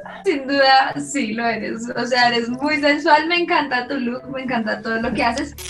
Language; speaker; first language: Spanish; native; Spanish